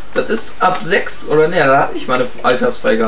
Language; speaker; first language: German; early bilingual, other home language; Turkish